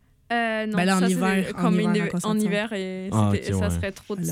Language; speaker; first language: French; non-native, fluent; German